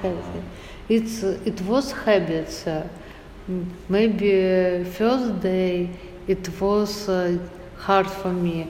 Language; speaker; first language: English; non-native, learner; Russian